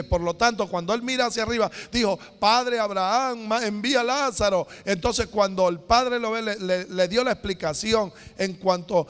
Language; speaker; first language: Spanish; native; Spanish